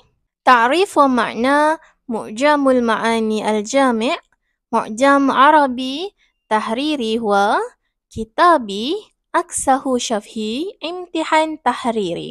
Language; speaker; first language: Arabic; non-native, learner; Malay